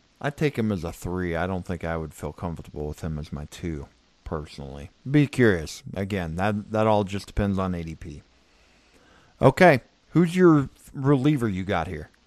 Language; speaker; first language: English; native; English